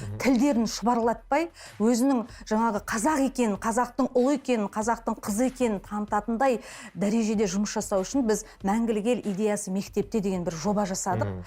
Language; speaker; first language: Kazakh; native; Kazakh